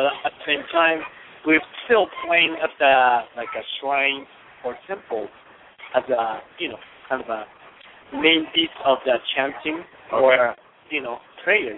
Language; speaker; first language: English; non-native, fluent; Japanese